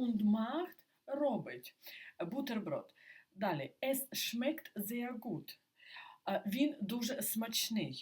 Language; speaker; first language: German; non-native, fluent; Ukrainian